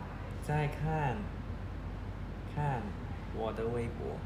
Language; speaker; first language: Chinese; non-native, learner; Thai